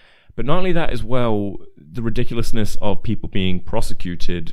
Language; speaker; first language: English; native; English